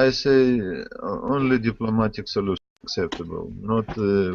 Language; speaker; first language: English; non-native, learner; Russian